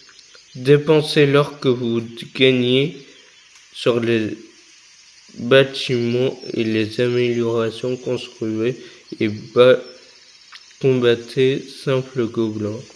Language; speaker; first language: French; native; French